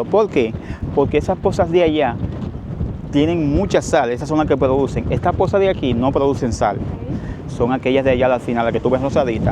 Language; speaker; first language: Spanish; native; Spanish